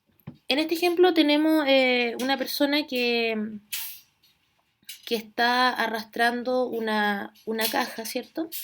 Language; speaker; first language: Spanish; native; Spanish